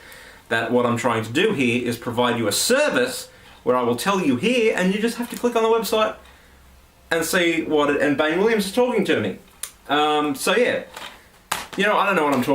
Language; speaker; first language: English; native; English